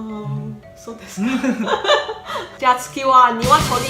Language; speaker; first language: Japanese; non-native, learner; Chinese